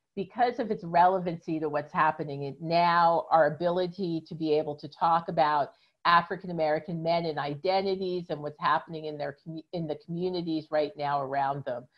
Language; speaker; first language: English; native; English